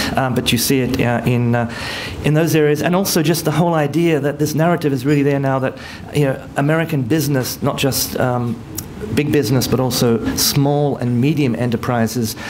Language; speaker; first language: English; native; English